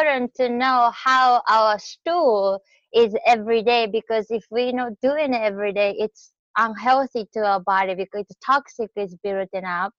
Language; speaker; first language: English; non-native, fluent; Japanese